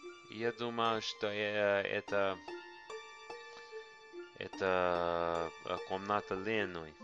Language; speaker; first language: Russian; non-native, learner; English